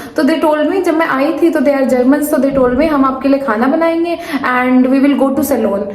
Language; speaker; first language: Hindi; native; Hindi